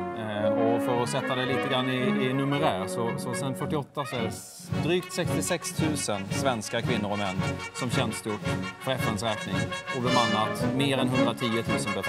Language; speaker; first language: Swedish; native; Swedish